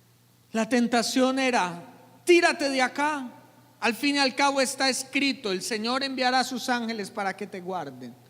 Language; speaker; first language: Spanish; native; Spanish